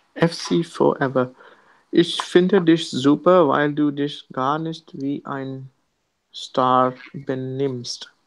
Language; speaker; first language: German; non-native, learner; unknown